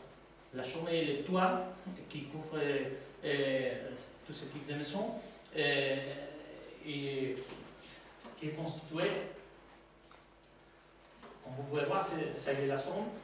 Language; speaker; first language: French; non-native, learner; Spanish